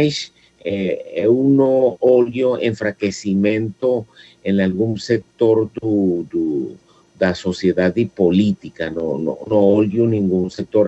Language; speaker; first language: Portuguese; non-native, fluent; Spanish